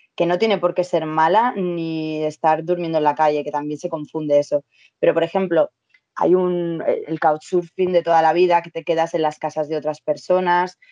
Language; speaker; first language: Spanish; native; Spanish